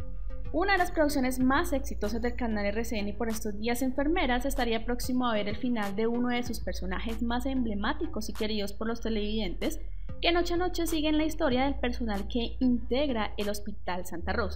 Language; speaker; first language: Spanish; native; Spanish